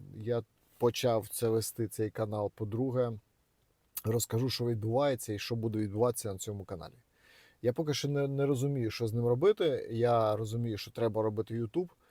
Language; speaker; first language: Ukrainian; non-native, local second language; Russian